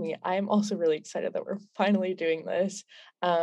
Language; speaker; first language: English; native; English